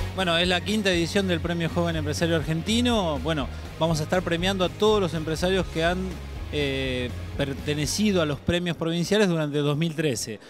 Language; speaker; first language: Spanish; native; Spanish